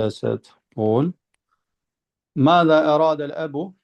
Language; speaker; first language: Arabic; non-native, fluent; Albanian